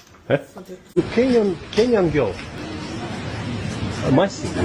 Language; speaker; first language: English; non-native, learner; Russian